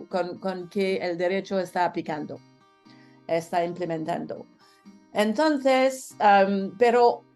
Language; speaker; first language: Spanish; non-native, learner; French